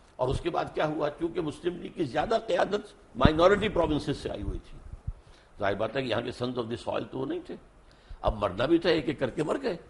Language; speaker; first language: Urdu; native; Urdu